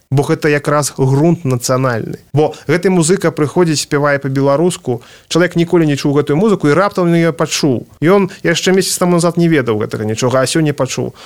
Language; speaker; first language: Belarusian; non-native, local second language; Russian